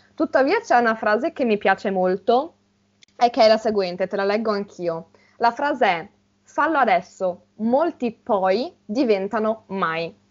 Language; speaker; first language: Italian; native; Italian